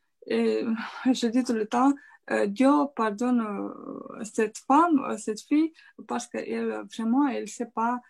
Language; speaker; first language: French; non-native, fluent; Romanian